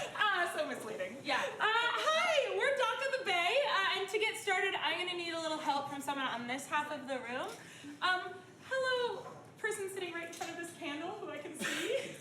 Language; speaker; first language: English; native; English